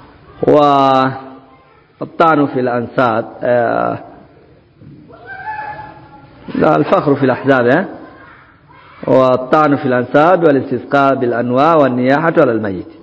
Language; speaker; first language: Arabic; non-native, fluent; Swahili